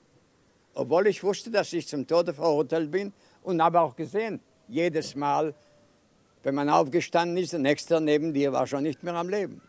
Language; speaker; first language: German; non-native, fluent; Yiddish